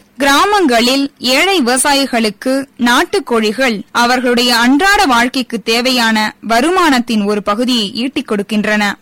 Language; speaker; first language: Tamil; native; Tamil